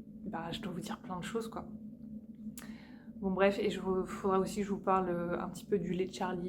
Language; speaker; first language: French; native; French